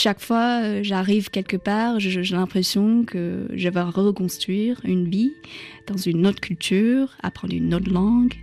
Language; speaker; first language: French; non-native, fluent; Chinese